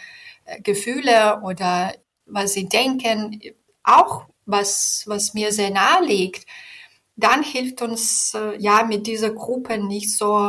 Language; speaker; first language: German; non-native, fluent; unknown